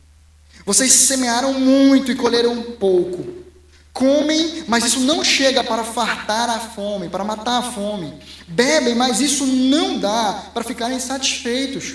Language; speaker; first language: Portuguese; native; Portuguese